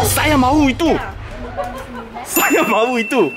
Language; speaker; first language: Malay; non-native, learner; Korean